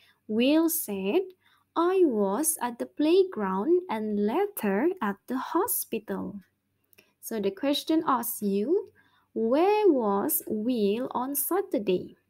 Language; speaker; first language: English; non-native, local second language; Malay